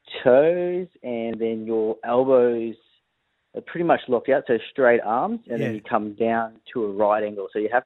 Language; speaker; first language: English; native; English